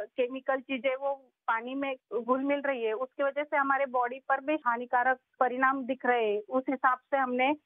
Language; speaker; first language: Hindi; non-native, local second language; Marathi